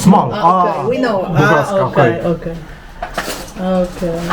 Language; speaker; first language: English; non-native, learner; Polish